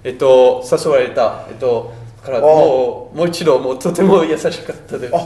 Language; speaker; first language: Japanese; non-native, learner; French